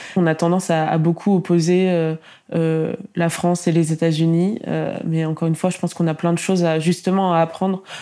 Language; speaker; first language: French; native; French